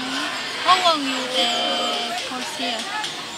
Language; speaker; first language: English; non-native, learner; Indonesian